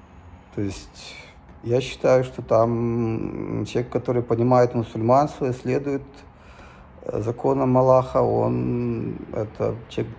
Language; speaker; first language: Russian; native; Russian